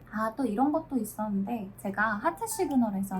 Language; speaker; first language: Korean; native; Korean